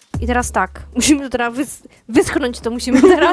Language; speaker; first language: Polish; native; Polish